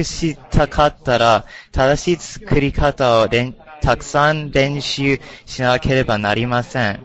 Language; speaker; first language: Japanese; non-native, learner; English